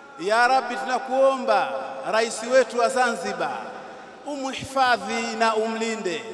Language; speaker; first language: Swahili; native; Swahili